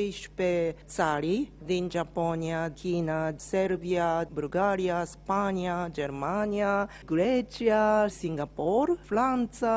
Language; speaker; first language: Romanian; non-native, learner; Japanese